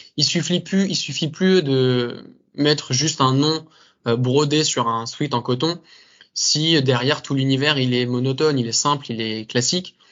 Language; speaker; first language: French; native; French